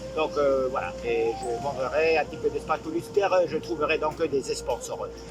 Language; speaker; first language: French; non-native, fluent; Spanish